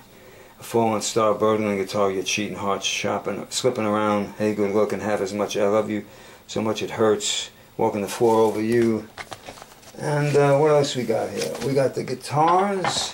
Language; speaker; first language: English; native; English